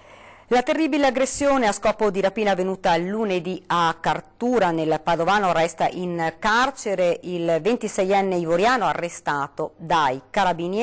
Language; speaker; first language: Italian; native; Italian